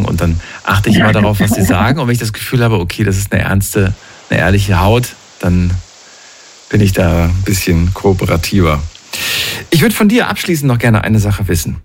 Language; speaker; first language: German; native; German